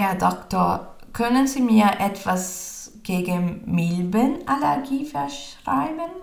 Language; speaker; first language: German; non-native, fluent; Spanish